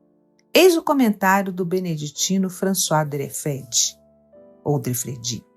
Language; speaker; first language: Portuguese; native; Portuguese